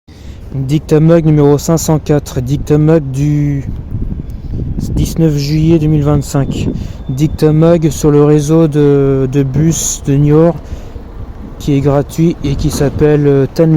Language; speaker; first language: French; native; French